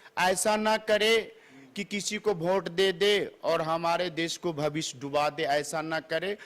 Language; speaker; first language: Hindi; native; Hindi